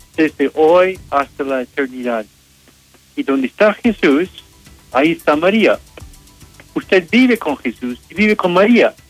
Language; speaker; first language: Spanish; non-native, fluent; English